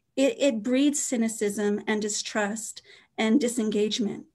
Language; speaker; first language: English; native; English